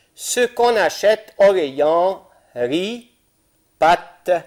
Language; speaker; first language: French; non-native, fluent; Arabic